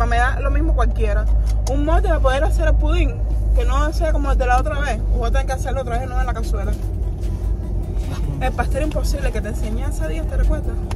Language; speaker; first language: Spanish; native; Spanish